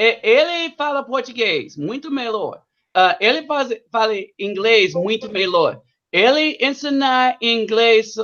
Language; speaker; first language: Portuguese; non-native, learner; English